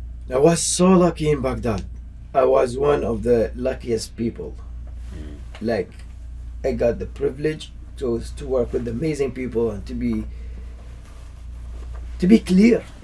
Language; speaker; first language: English; non-native, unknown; Arabic